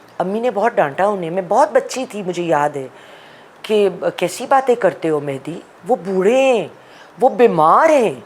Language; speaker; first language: Urdu; native; Urdu